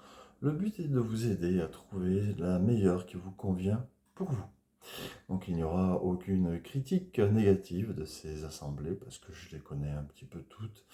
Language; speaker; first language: French; native; French